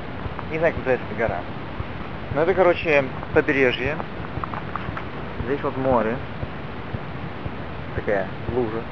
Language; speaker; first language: Russian; early bilingual, heritage; Russian